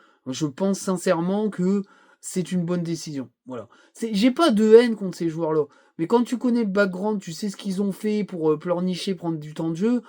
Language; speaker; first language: French; native; French